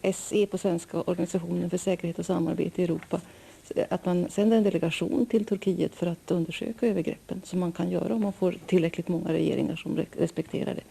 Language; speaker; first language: Swedish; native; Swedish